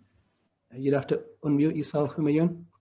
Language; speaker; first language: English; native; English